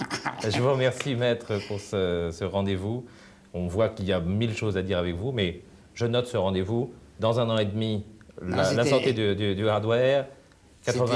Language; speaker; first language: French; native; French